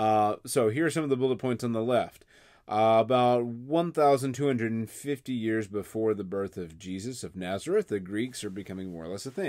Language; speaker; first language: English; native; English